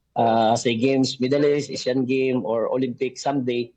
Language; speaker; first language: Filipino; native; Filipino